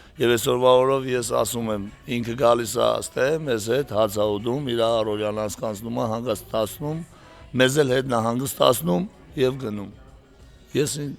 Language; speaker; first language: Armenian; native; Armenian